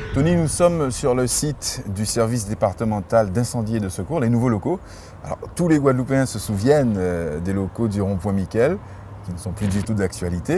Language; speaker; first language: French; native; French